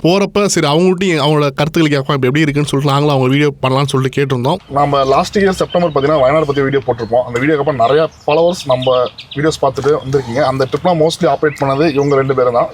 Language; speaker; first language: Tamil; native; Tamil